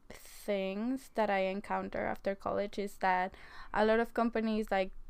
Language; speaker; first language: English; non-native, fluent; Spanish